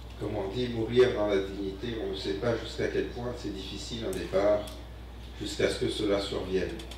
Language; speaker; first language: French; non-native, local second language; Arabic